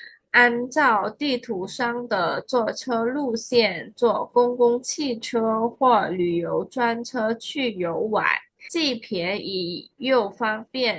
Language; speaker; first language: Chinese; non-native, fluent; Khmer